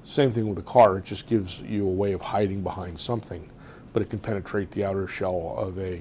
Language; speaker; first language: English; native; English